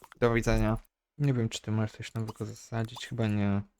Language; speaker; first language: Polish; native; Polish